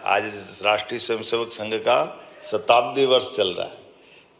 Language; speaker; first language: Hindi; native; Hindi